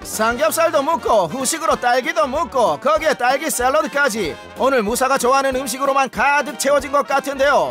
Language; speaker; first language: Korean; native; Korean